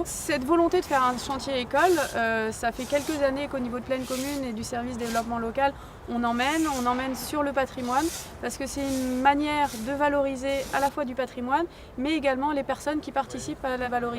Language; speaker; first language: French; native; French